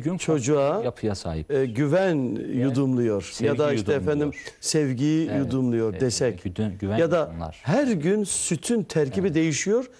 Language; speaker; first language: Turkish; native; Turkish